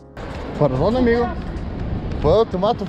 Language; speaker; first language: Spanish; non-native, learner; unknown